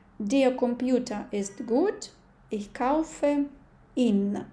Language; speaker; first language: German; non-native, fluent; Ukrainian